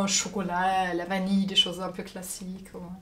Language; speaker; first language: French; non-native, fluent; German